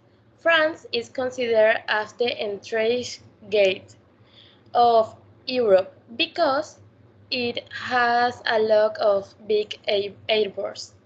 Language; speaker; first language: English; non-native, learner; Spanish